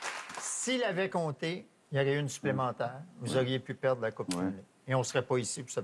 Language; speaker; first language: French; native; French